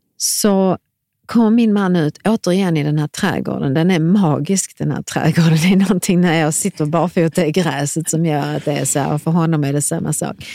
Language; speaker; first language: Swedish; early bilingual, other home language; Serbian